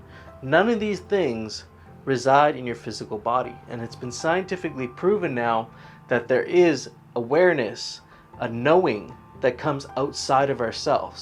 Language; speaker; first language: English; native; English